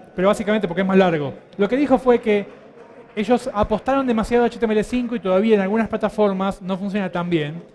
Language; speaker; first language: Spanish; native; Spanish